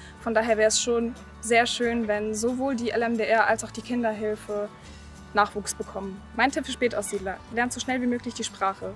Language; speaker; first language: German; early bilingual, other home language; Russian